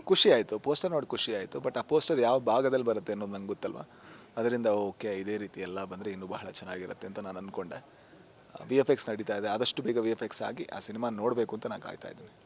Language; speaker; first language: Kannada; non-native, local second language; Tulu